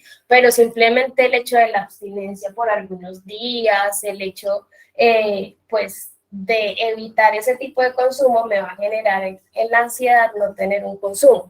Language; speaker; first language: Spanish; native; Spanish